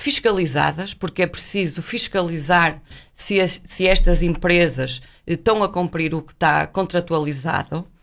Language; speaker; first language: Portuguese; native; Portuguese